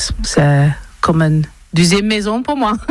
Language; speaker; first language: French; non-native, learner; English